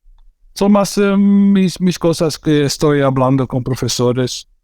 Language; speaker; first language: Spanish; non-native, fluent; Dutch